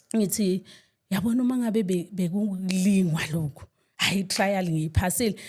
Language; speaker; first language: Zulu; non-native, local second language; Swati